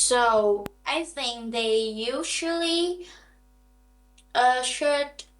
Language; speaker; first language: English; non-native, learner; Vietnamese